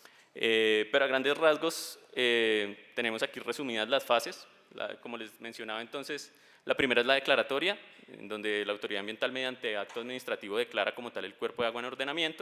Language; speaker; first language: Spanish; native; Spanish